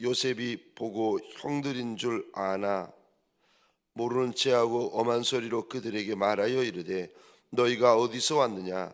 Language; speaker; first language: Korean; native; Korean